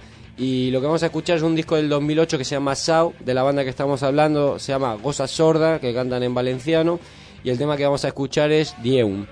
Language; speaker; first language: Spanish; native; Spanish